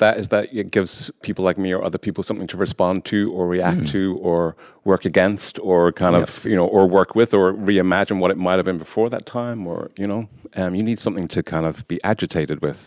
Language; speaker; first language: English; native; English